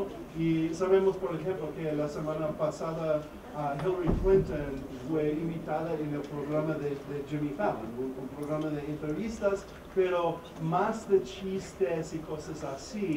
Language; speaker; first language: Spanish; non-native, fluent; English